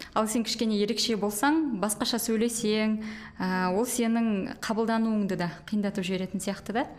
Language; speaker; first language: Kazakh; native; Kazakh